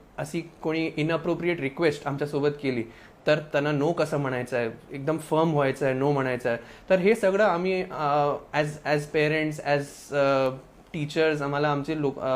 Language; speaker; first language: Marathi; non-native, local second language; Sindhi